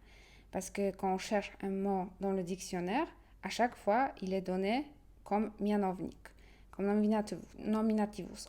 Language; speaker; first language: French; non-native, fluent; Polish